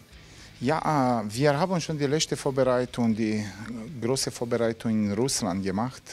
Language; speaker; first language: German; non-native, learner; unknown